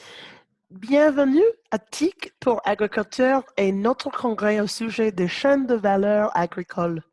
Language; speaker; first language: French; non-native, learner; English